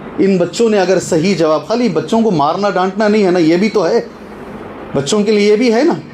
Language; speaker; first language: Urdu; native; Urdu